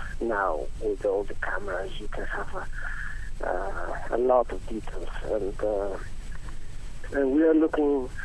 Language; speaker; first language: English; non-native, learner; Italian